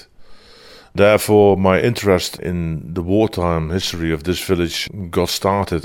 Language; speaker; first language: English; non-native, fluent; Dutch